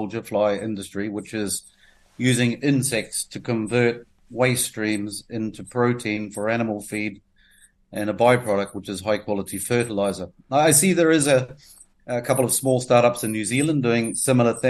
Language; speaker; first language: English; native; English